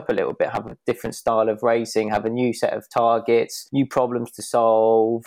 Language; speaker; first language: English; native; English